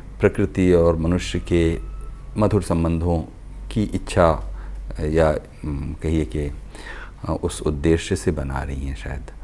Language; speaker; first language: Hindi; native; Hindi